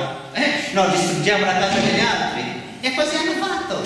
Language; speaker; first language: Italian; non-native, fluent; Arabic